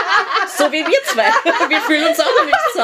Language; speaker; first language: German; native; German